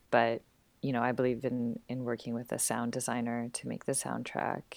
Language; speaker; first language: English; native; English